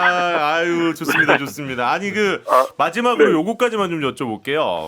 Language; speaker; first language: Korean; native; Korean